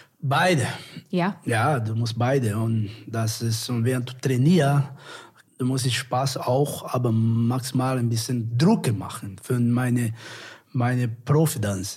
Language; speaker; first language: German; non-native, learner; Portuguese